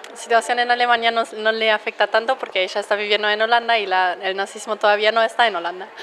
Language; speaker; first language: Spanish; non-native, fluent; German